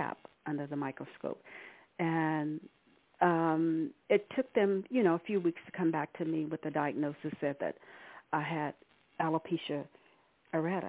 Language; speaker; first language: English; native; English